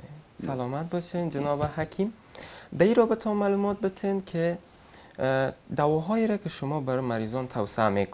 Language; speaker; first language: Persian; native; Persian